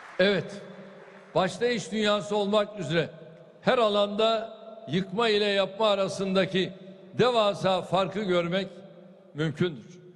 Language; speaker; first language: Turkish; native; Turkish